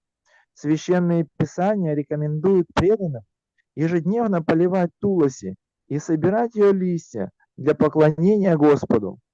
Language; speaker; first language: Russian; native; Russian